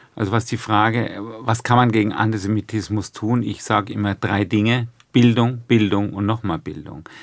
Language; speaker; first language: German; native; German